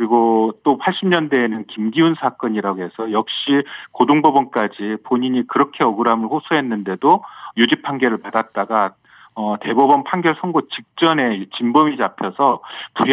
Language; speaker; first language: Korean; native; Korean